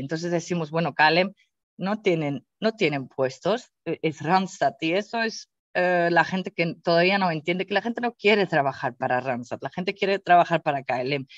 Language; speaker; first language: Spanish; non-native, fluent; Dutch